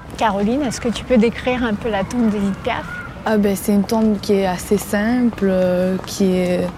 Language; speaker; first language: French; native; French